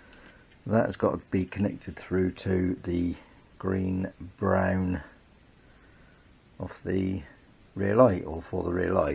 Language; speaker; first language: English; native; English